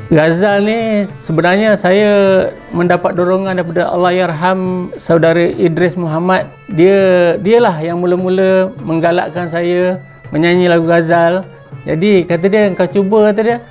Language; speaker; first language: Malay; native; Malay